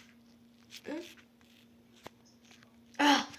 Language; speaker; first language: French; native; French